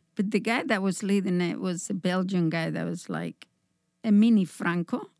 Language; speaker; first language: English; non-native, fluent; Spanish